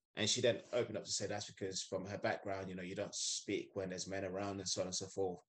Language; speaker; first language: English; non-native, local second language; Yoruba